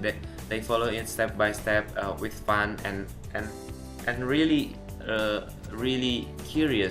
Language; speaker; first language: English; non-native, local second language; Indonesian